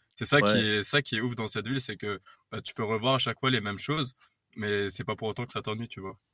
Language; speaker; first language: French; native; French